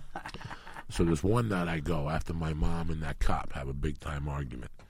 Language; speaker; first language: English; early bilingual, other home language; Spanish